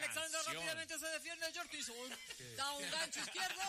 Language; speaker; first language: Spanish; native; Spanish